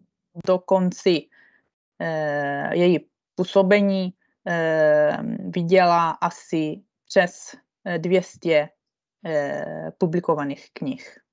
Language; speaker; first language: Czech; non-native, fluent; Italian